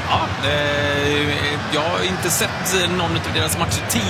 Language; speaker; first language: Swedish; native; Swedish